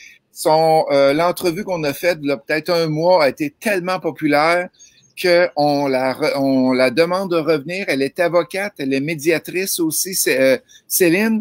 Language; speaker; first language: French; native; French